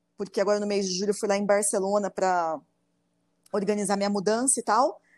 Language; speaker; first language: Portuguese; native; Portuguese